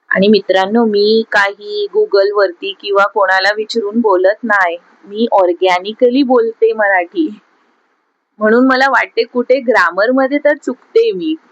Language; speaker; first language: Marathi; non-native, local second language; Urdu